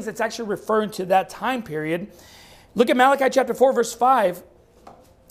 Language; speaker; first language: English; native; English